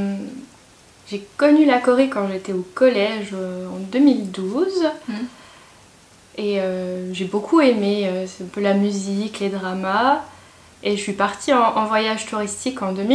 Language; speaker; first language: French; native; French